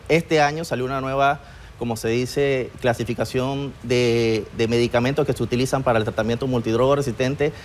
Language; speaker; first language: Spanish; native; Spanish